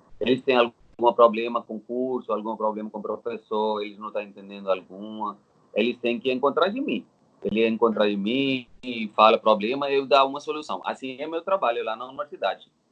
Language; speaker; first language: Portuguese; non-native, learner; Telugu